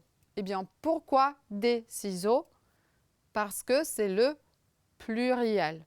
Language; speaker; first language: French; non-native, fluent; Romanian